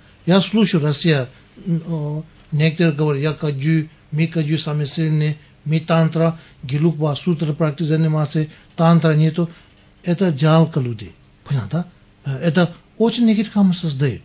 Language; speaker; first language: Russian; non-native, learner; Tibetan